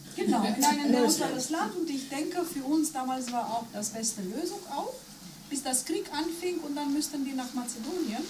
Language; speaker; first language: German; non-native, fluent; Macedonian